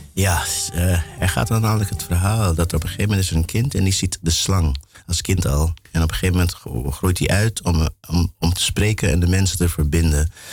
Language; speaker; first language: Dutch; early bilingual, other home language; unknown